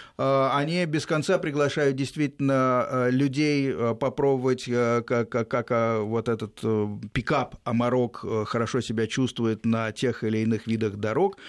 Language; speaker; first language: Russian; native; Russian